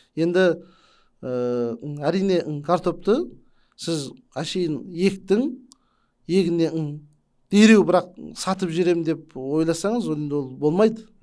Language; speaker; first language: Kazakh; native; Kazakh